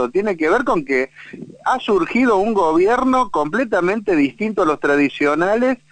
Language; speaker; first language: Spanish; native; Spanish